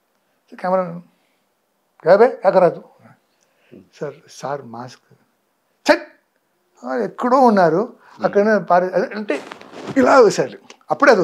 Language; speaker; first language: Telugu; non-native, fluent; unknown